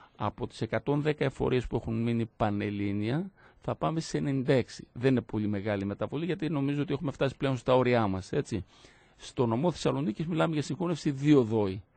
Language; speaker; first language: Greek; native; Greek